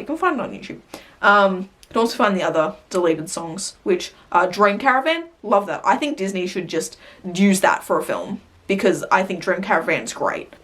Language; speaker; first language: English; native; English